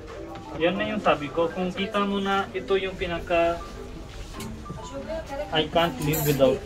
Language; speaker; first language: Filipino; non-native, learner; Punjabi